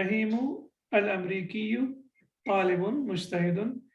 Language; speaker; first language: Arabic; non-native, fluent; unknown